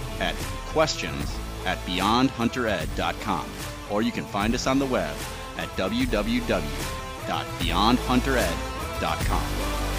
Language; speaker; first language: English; native; English